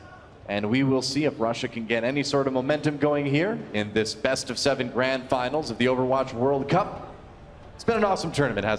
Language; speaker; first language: English; native; English